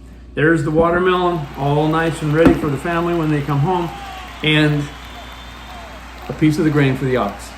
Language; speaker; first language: English; native; English